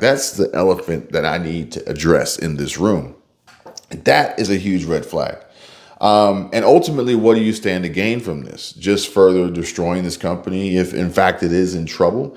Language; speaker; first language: English; native; English